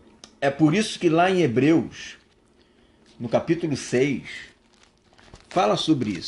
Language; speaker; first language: Portuguese; native; Portuguese